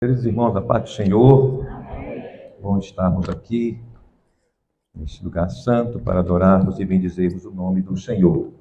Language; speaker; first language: Portuguese; native; Portuguese